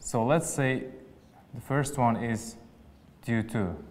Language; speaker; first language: English; non-native, fluent; Uzbek